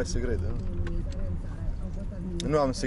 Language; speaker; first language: Romanian; non-native, learner; Italian